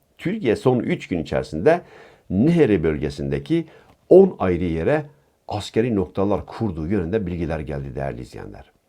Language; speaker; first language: Turkish; non-native, local second language; Kurdish